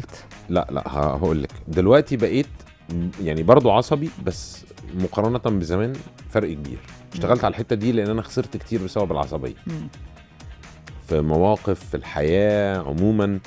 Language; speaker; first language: Arabic; native; Arabic